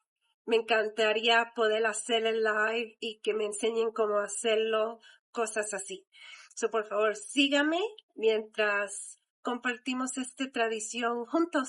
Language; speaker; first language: Spanish; early bilingual, heritage; Spanish